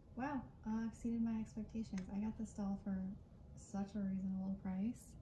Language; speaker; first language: English; native; English